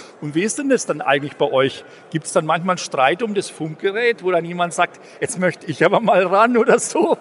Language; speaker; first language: German; native; German